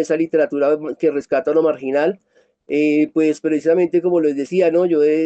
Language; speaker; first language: Spanish; native; Spanish